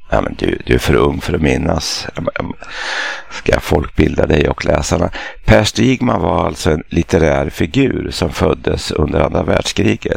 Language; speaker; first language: Swedish; native; Swedish